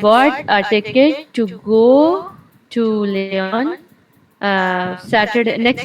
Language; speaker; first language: English; non-native, local second language; Urdu